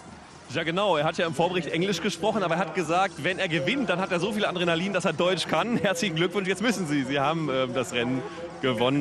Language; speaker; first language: German; native; German